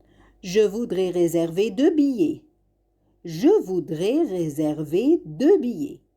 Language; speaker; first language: French; non-native, fluent; Arabic